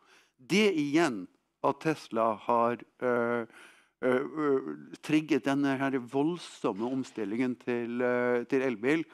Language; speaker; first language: Norwegian; non-native, fluent; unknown